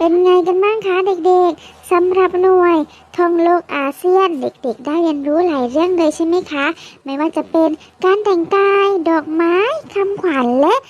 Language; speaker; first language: Thai; native; Thai